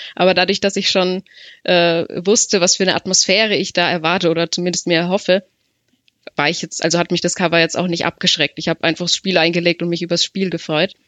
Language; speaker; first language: German; native; German